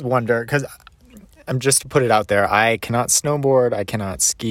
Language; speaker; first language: English; native; English